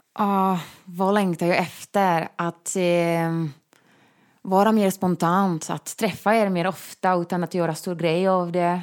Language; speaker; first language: Swedish; non-native, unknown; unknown